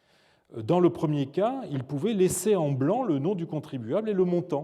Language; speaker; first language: French; native; French